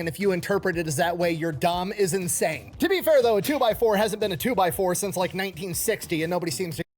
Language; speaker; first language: English; native; English